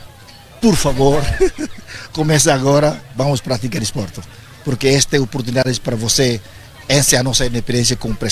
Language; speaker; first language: Portuguese; non-native, local second language; Tetum